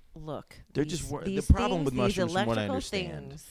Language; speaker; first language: English; native; English